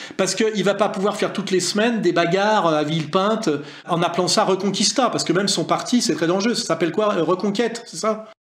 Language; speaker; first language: French; native; French